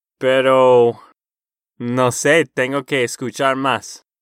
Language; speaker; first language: Spanish; non-native, fluent; English